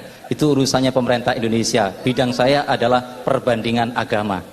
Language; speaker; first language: Indonesian; native; Indonesian